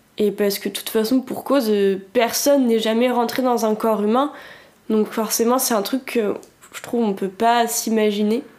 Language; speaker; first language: French; native; French